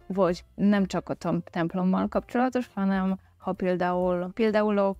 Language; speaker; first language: Hungarian; non-native, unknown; Polish